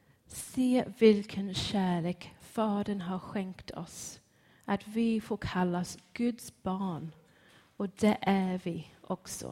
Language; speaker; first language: Swedish; non-native, fluent; English